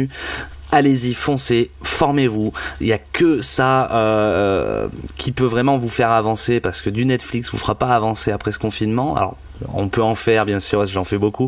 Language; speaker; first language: French; native; French